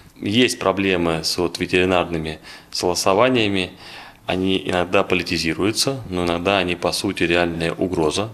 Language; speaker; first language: Russian; native; Russian